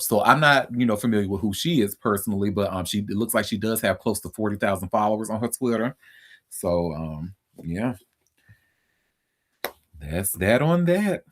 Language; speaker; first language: English; native; English